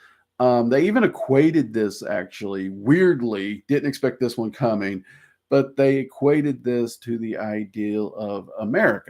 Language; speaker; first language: English; native; English